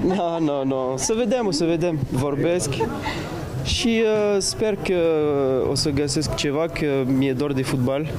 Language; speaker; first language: Romanian; non-native, learner; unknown